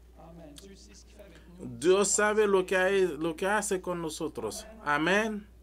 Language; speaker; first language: Spanish; non-native, learner; French